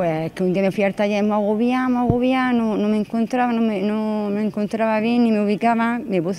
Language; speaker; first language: Spanish; native; Spanish